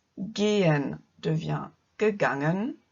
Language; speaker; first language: German; non-native, fluent; French